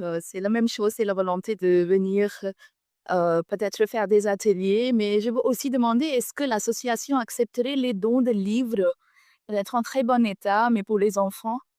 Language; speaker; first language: French; non-native, fluent; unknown